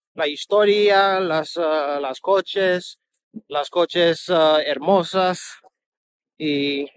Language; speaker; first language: Spanish; non-native, learner; English